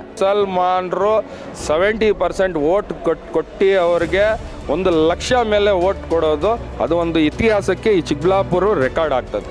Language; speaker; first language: Kannada; non-native, local second language; Urdu